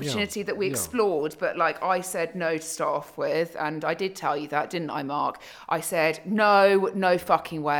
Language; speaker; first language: English; native; English